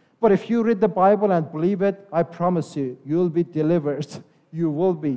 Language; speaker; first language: English; non-native, fluent; Persian